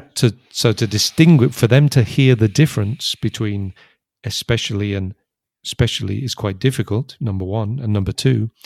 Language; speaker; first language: English; native; English